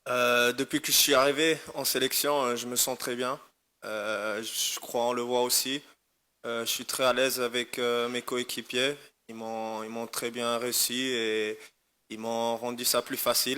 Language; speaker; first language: French; non-native, fluent; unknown